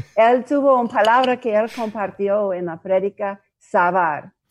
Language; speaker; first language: Spanish; non-native, learner; English